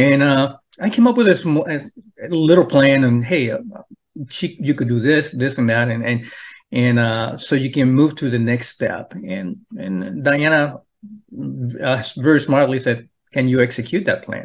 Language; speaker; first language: English; non-native, fluent; Spanish